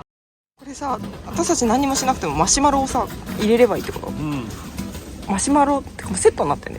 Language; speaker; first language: Japanese; native; Japanese